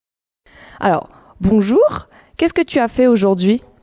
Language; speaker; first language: French; native; French